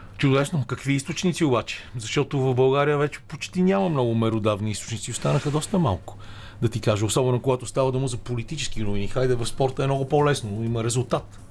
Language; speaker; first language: Bulgarian; native; Bulgarian